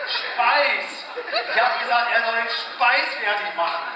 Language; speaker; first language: German; native; German